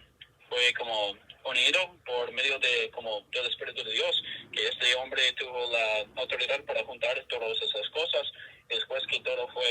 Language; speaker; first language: Spanish; non-native, fluent; English